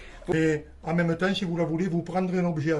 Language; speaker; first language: French; native; French